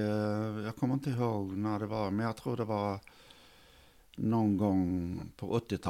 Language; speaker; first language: Swedish; non-native, fluent; Arabic